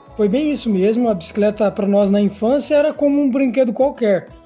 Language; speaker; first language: Portuguese; native; Portuguese